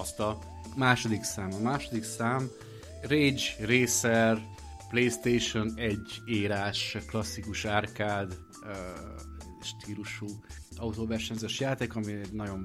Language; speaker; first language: Hungarian; native; Hungarian